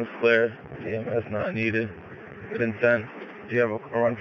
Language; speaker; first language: English; native; English